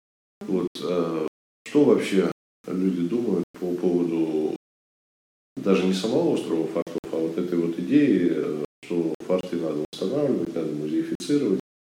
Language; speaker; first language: Russian; native; Russian